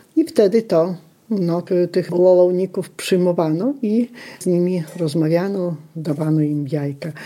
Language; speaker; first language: Polish; non-native, local second language; Lithuanian